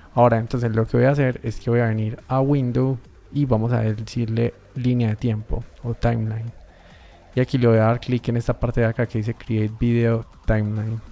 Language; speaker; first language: Spanish; native; Spanish